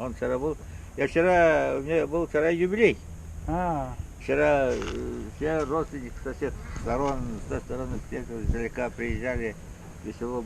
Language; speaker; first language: Russian; native; Russian